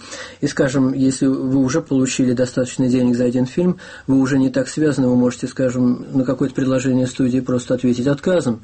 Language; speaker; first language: Russian; native; Russian